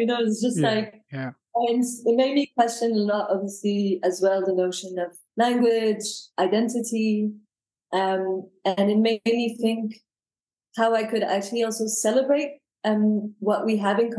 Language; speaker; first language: English; non-native, fluent; French